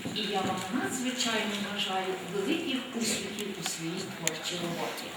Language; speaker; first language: Ukrainian; native; Ukrainian